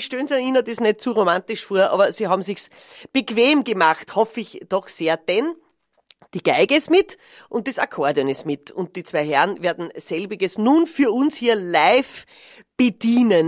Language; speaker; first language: German; native; German